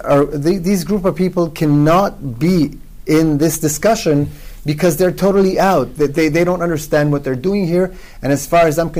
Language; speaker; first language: English; non-native, fluent; Hebrew